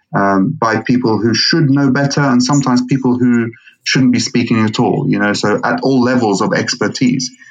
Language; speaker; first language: English; non-native, fluent; Arabic